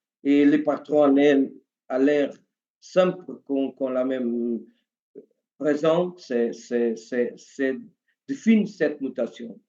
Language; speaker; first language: French; non-native, learner; Portuguese